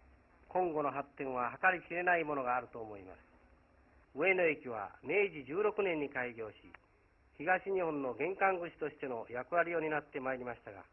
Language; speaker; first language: Japanese; native; Japanese